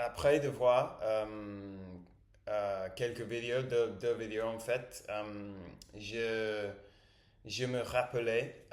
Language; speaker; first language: French; non-native, learner; English